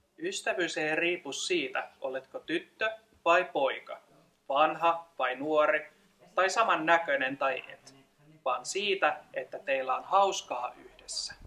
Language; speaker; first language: Finnish; native; Finnish